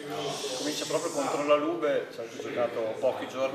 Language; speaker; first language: Italian; native; Italian